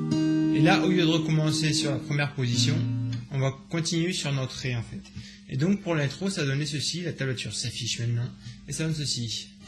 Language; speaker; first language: French; native; French